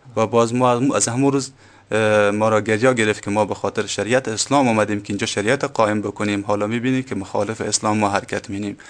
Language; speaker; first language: Persian; native; Persian